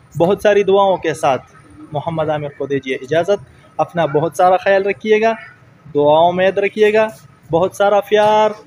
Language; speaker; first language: Urdu; non-native, local second language; Pashto